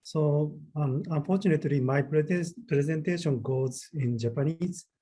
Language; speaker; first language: English; non-native, learner; Japanese